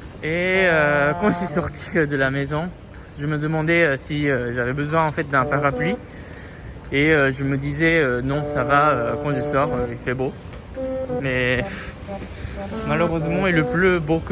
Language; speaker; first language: French; non-native, fluent; Japanese